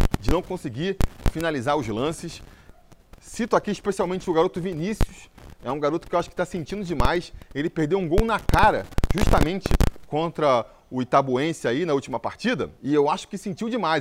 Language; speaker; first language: Portuguese; native; Portuguese